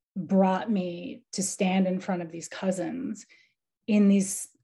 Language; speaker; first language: English; native; English